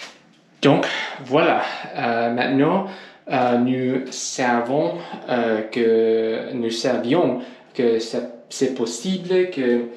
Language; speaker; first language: French; non-native, learner; English